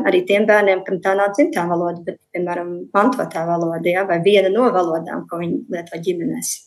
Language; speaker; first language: Latvian; native; Latvian